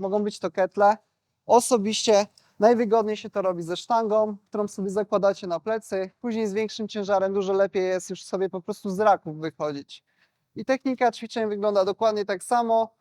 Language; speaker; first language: Polish; native; Polish